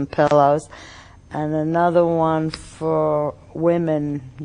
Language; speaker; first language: English; early bilingual, other home language; German